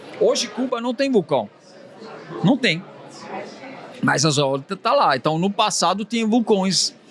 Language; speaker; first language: Portuguese; non-native, fluent; Swiss German